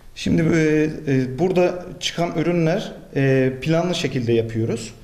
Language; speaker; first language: Turkish; native; Turkish